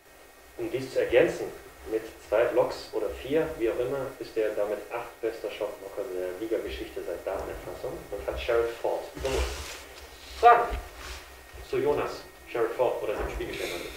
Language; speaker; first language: German; native; German